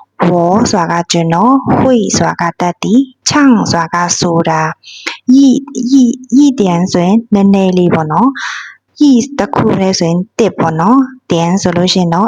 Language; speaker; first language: Chinese; non-native, fluent; Burmese